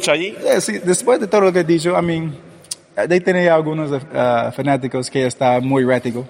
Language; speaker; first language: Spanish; early bilingual, heritage; English